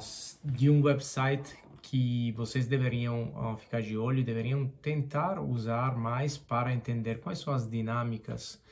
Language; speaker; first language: Portuguese; non-native, fluent; Spanish